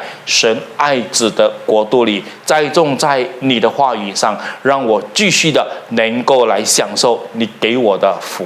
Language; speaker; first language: Chinese; native; Chinese